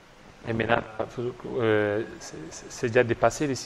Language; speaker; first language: French; non-native, local second language; Lingala